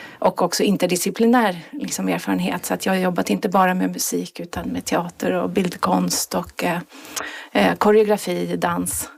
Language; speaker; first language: Swedish; native; Swedish